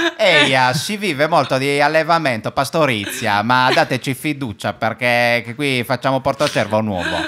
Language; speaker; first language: Italian; native; Italian